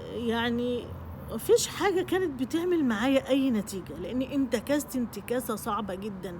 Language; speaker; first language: Arabic; native; Arabic